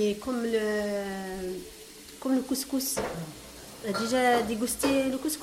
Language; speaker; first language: French; non-native, learner; Arabic